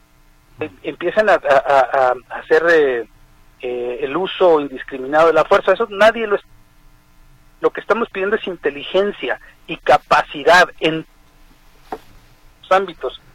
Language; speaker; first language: Spanish; native; Spanish